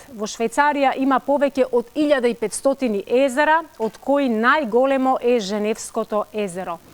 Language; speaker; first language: Macedonian; native; Macedonian